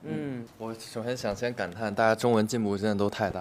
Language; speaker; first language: Chinese; native; Chinese